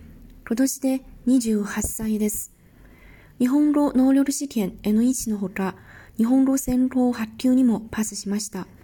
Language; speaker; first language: Japanese; non-native, fluent; Chinese